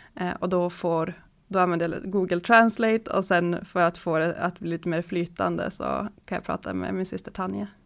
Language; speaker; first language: Swedish; native; Swedish